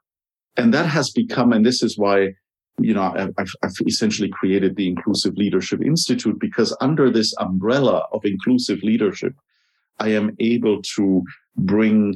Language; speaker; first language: English; non-native, fluent; German